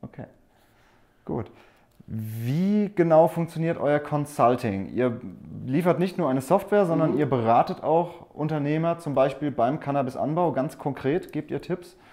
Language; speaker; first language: German; native; German